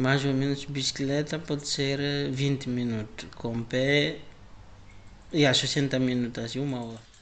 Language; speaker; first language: Portuguese; non-native, learner; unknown